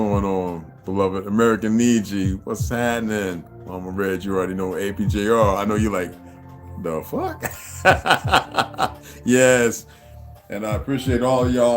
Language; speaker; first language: English; native; English